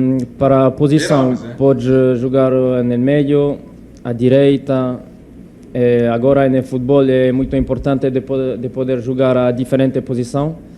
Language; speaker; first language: Portuguese; non-native, learner; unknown